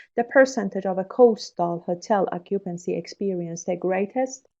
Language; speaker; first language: English; non-native, fluent; Persian